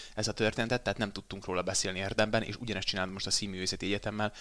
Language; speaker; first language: Hungarian; native; Hungarian